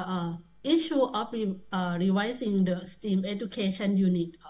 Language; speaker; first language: English; non-native, learner; Thai